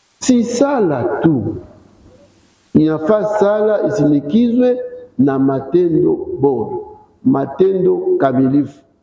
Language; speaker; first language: Swahili; non-native, local second language; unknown